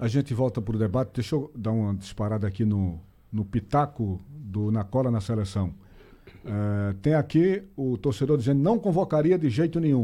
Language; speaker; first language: Portuguese; native; Portuguese